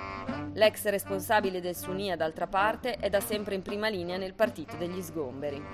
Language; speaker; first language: Italian; native; Italian